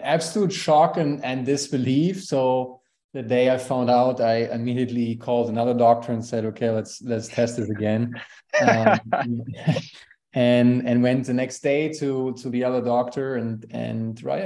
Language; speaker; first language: English; non-native, fluent; German